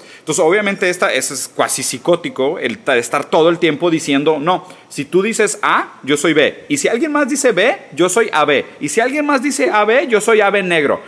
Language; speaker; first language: Spanish; early bilingual, other home language; Portuguese